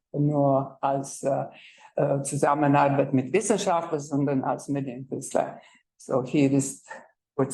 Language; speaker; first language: German; non-native, fluent; Croatian